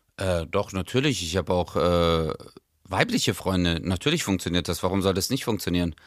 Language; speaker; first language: German; early bilingual, other home language; Turkish